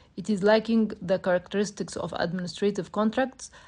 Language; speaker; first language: English; non-native, fluent; Arabic